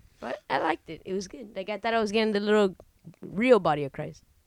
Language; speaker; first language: English; native; English